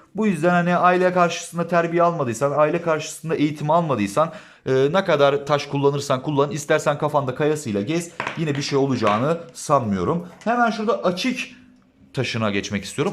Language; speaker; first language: Turkish; native; Turkish